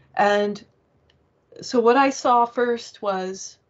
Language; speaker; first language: English; native; English